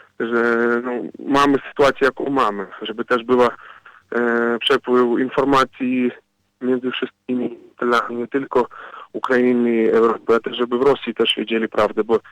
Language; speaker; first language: Polish; non-native, fluent; Ukrainian